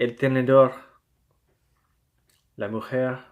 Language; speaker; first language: Spanish; non-native, learner; English